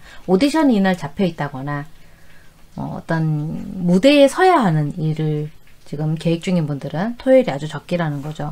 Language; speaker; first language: Korean; native; Korean